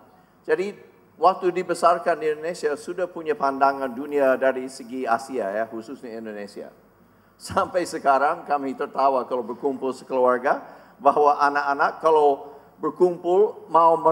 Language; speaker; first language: Indonesian; non-native, fluent; English